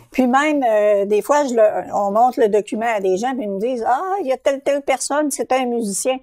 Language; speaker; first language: French; native; French